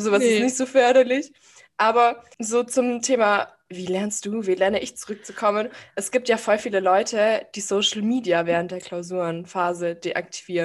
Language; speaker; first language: German; native; German